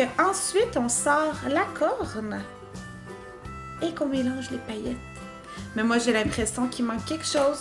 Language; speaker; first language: French; native; French